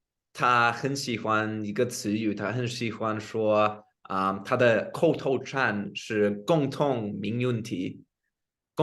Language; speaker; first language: Chinese; non-native, fluent; English